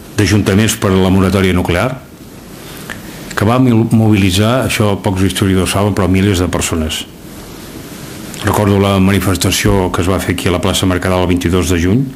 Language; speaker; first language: Catalan; native; Catalan